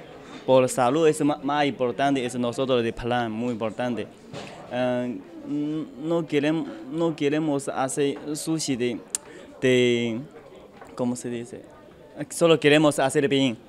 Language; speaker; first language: Spanish; non-native, learner; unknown